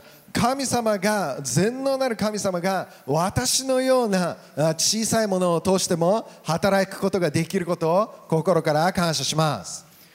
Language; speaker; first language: Japanese; native; Japanese